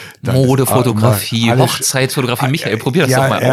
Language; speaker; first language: German; native; German